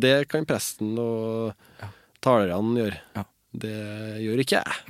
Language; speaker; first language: Norwegian; native; Norwegian